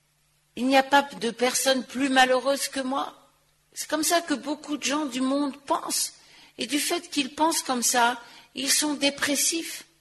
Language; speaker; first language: French; native; French